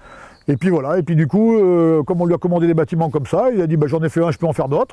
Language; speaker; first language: French; native; French